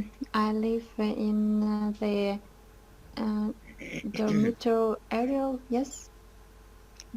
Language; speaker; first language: English; non-native, learner; Russian